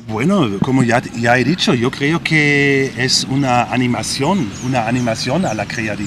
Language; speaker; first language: Spanish; non-native, learner; German